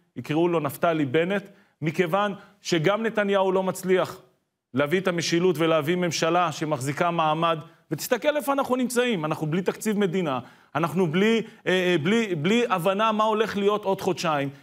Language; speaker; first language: Hebrew; native; Hebrew